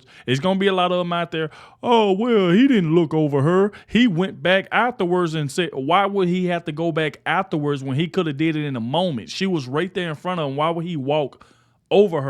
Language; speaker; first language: English; native; English